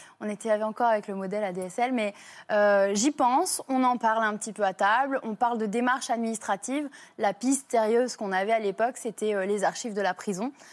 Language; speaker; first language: French; native; French